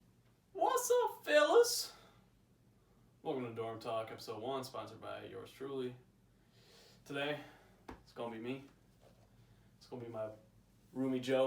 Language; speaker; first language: English; native; English